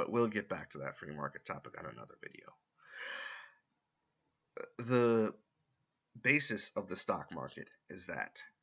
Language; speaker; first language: English; native; English